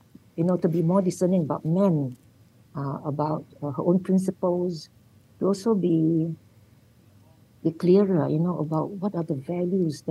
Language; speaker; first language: English; non-native, local second language; Min Nan Chinese